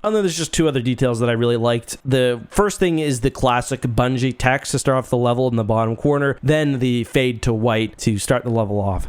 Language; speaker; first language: English; native; English